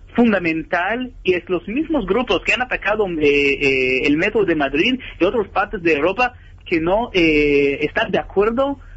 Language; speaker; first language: Spanish; non-native, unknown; Hebrew